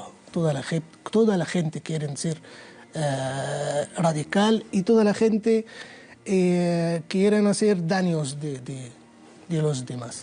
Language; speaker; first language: Spanish; non-native, learner; Arabic